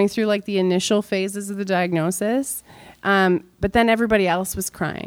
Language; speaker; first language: English; non-native, fluent; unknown